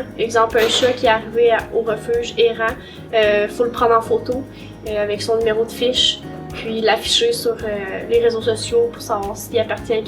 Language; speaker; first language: French; native; French